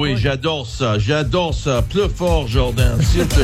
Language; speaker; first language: French; non-native, learner; English